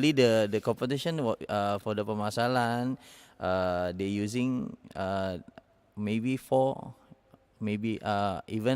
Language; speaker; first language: English; non-native, learner; Indonesian